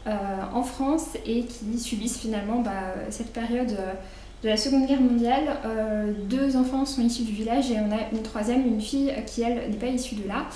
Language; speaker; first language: French; native; French